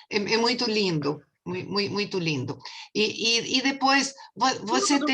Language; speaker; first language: Portuguese; non-native, fluent; Spanish